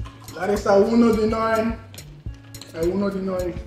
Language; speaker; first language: Italian; non-native, learner; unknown